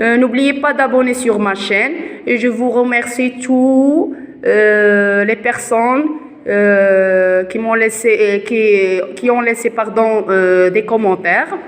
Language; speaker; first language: French; non-native, local second language; Arabic